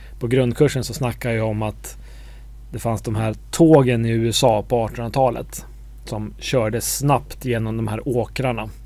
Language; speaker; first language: Swedish; native; Swedish